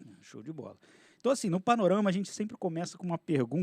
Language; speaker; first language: Portuguese; native; Portuguese